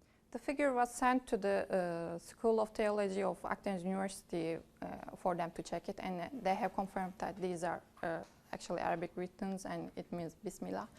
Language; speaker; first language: English; non-native, fluent; Turkish